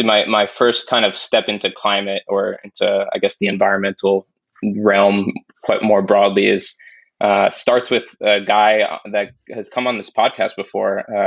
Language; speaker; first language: English; native; English